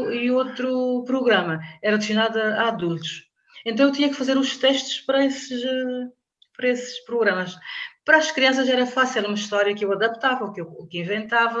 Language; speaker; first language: Portuguese; non-native, local second language; Kabuverdianu